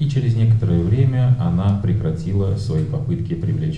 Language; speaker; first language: Russian; native; Russian